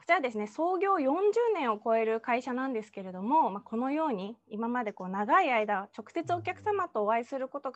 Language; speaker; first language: Japanese; native; Japanese